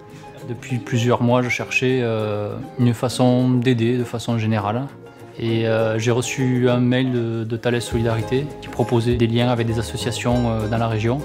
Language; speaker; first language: French; native; French